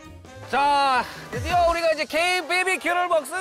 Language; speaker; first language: Korean; native; Korean